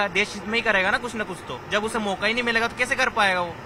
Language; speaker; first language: Hindi; native; Hindi